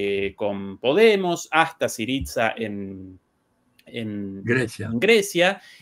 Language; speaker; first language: Spanish; native; Spanish